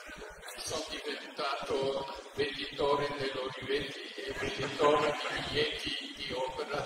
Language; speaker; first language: Italian; non-native, fluent; German